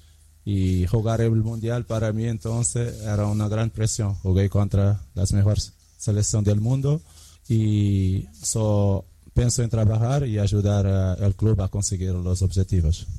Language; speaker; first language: Portuguese; non-native, local second language; Kabuverdianu